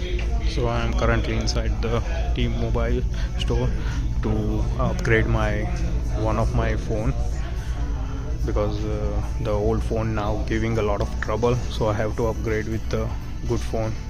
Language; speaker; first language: English; non-native, fluent; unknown